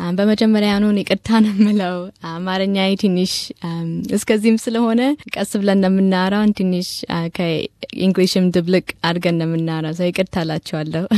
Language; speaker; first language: Amharic; early bilingual, heritage; Amharic